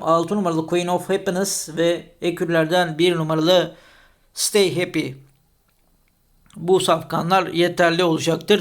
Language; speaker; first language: Turkish; native; Turkish